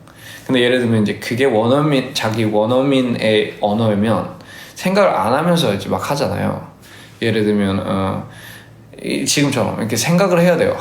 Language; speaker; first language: Korean; early bilingual, heritage; English